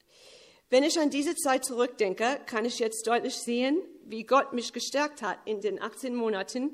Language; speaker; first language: German; early bilingual, heritage; English